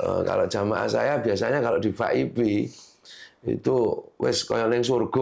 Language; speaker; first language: Indonesian; non-native, local second language; Javanese